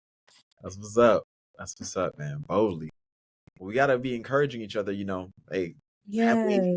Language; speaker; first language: English; native; English